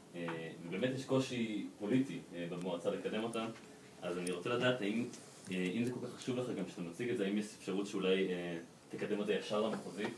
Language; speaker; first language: Hebrew; native; Hebrew